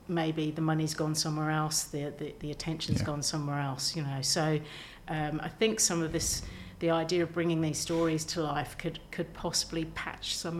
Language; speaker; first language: English; native; English